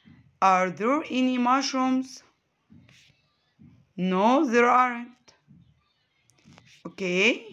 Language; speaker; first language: English; non-native, fluent; Arabic